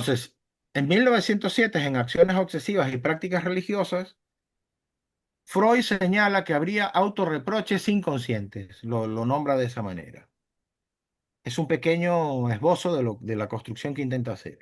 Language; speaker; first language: Spanish; native; Spanish